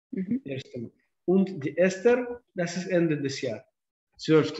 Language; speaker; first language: German; non-native, fluent; Russian